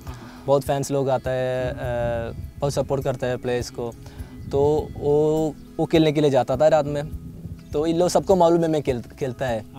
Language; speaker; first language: Hindi; non-native, local second language; Malayalam